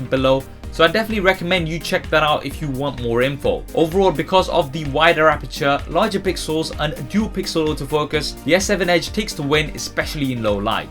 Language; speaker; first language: English; native; English